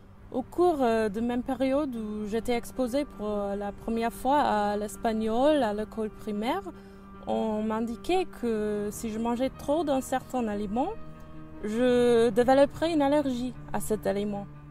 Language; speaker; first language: French; non-native, fluent; English